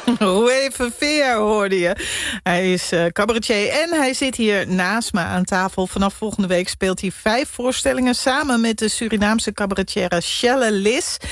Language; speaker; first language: Dutch; native; Dutch